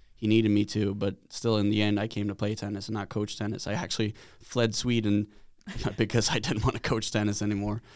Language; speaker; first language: English; non-native, fluent; Swedish